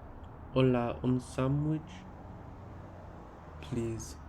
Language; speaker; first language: Spanish; non-native, learner; English